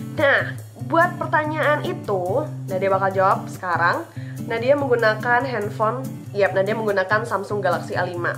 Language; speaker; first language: Indonesian; non-native, local second language; Minangkabau